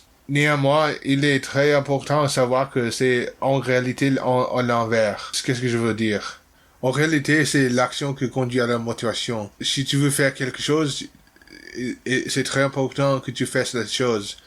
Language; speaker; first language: French; non-native, learner; English